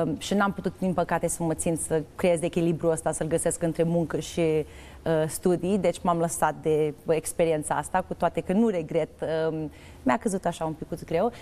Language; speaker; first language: Romanian; early bilingual, heritage; Romanian